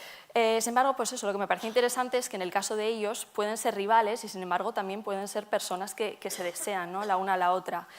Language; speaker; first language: Spanish; native; Spanish